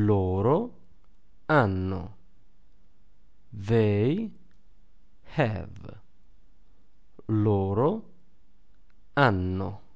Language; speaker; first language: Italian; non-native, fluent; English